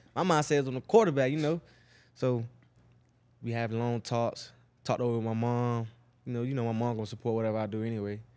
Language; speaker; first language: English; native; English